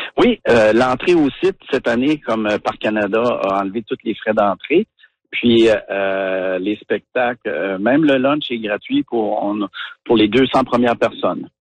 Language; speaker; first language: French; native; French